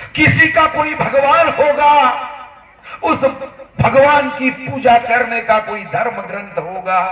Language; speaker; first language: Hindi; non-native, local second language; Marathi